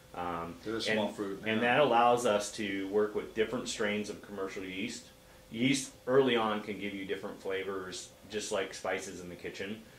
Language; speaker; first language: English; native; English